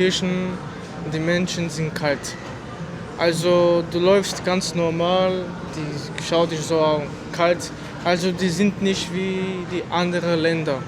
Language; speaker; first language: German; non-native, fluent; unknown